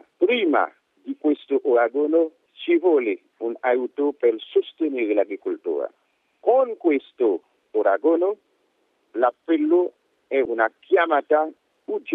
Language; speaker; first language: Italian; non-native, fluent; Haitian Creole